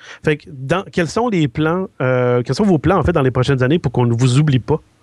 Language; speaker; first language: French; native; French